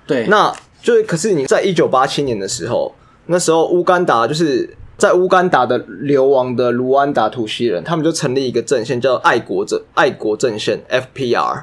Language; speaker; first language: Chinese; native; Chinese